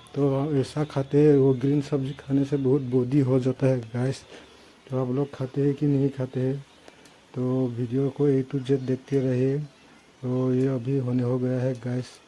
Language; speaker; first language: Hindi; non-native, local second language; Assamese